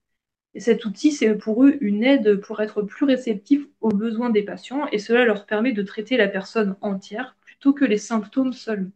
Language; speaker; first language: French; native; French